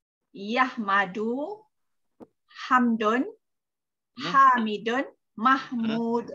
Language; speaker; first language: Arabic; non-native, learner; Malay